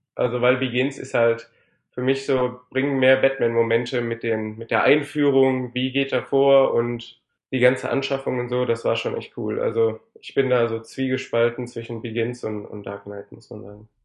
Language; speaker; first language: German; native; German